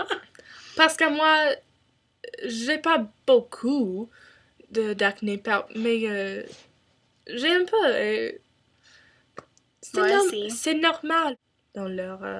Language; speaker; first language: French; non-native, learner; English